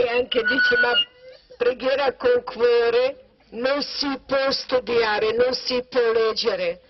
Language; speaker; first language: Italian; non-native, learner; Croatian